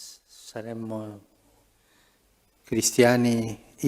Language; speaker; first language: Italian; early bilingual, heritage; Spanish